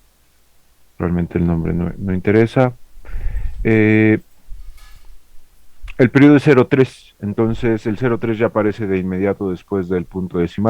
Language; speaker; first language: Spanish; native; Spanish